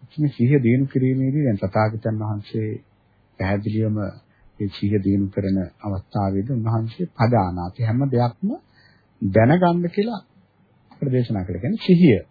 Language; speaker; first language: Sinhala; native; Sinhala